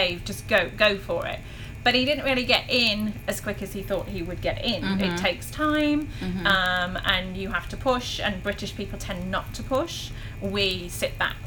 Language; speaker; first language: English; native; English